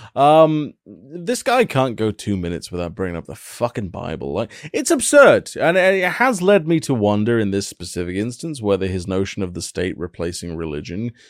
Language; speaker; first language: English; native; English